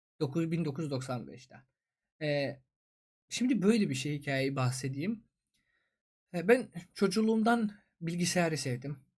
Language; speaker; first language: Turkish; non-native, fluent; Persian